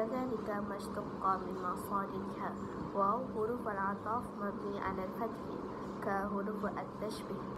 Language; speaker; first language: Arabic; non-native, learner; Malay